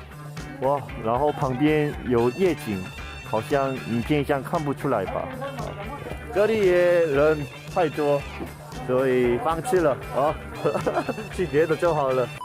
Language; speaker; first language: Chinese; non-native, fluent; Korean